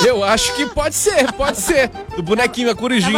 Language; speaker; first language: Portuguese; native; Portuguese